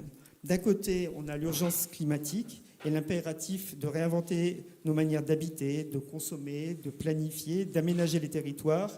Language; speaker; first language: French; native; French